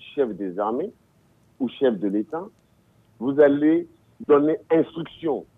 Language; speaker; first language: French; non-native, local second language; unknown